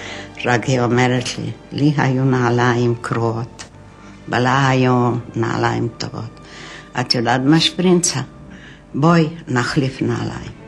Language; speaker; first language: Hebrew; non-native, fluent; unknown